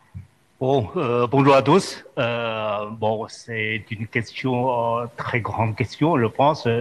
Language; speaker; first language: French; non-native, fluent; Chinese